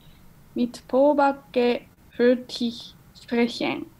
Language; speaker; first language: German; non-native, learner; Japanese